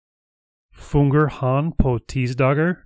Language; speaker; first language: Swedish; non-native, learner; English